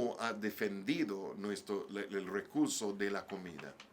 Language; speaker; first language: Spanish; non-native, learner; English